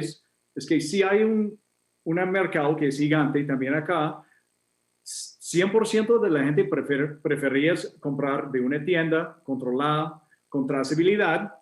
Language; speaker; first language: Spanish; non-native, fluent; English